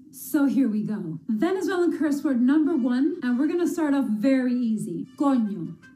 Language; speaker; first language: English; early bilingual, other home language; Spanish